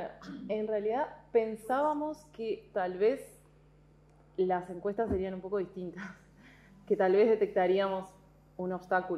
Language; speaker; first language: Portuguese; non-native, learner; Spanish